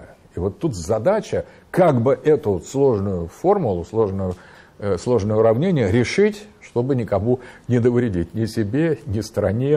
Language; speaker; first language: Russian; native; Russian